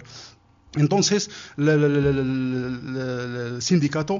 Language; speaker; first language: Spanish; non-native, learner; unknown